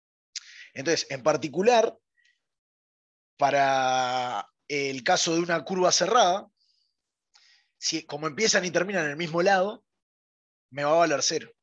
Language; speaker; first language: Spanish; native; Spanish